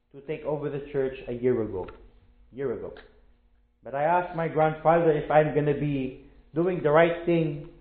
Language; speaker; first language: English; non-native, local second language; Filipino